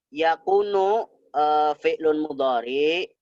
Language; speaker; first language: Arabic; non-native, learner; Indonesian